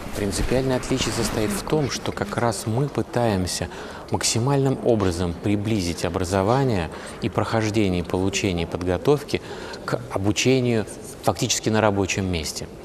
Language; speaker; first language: Russian; native; Russian